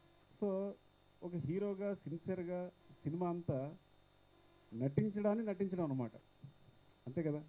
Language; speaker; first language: Telugu; native; Telugu